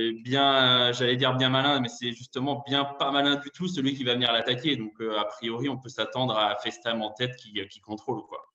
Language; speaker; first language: French; native; French